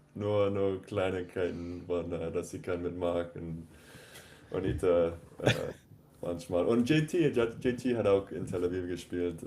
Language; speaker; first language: German; non-native, learner; English